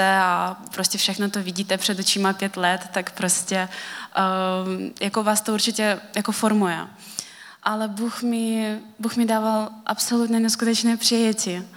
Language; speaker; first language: Czech; non-native, fluent; Russian